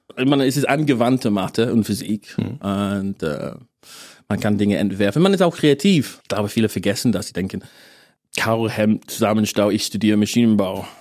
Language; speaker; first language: German; non-native, fluent; English